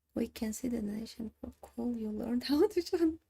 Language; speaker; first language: English; non-native, learner; Armenian